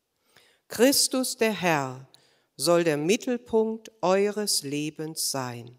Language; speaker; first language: German; native; German